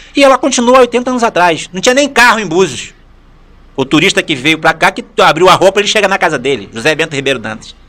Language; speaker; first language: Portuguese; native; Portuguese